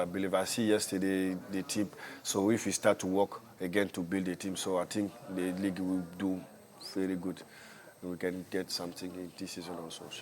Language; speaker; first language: English; non-native, learner; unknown